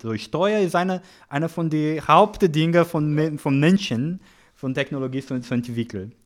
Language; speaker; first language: German; non-native, learner; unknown